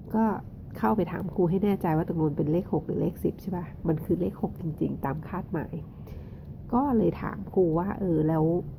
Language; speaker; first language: Thai; native; Thai